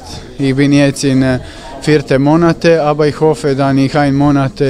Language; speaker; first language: German; non-native, learner; Croatian